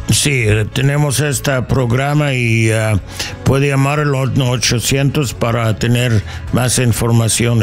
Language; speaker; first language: Spanish; non-native, learner; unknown